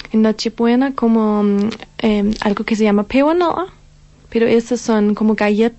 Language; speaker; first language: Spanish; non-native, learner; Danish